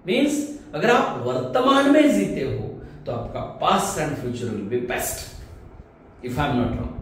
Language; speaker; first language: Hindi; non-native, local second language; Marathi